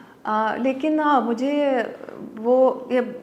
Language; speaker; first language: Hindi; non-native, learner; Lithuanian